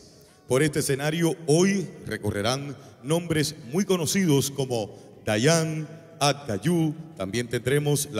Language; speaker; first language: Spanish; native; Spanish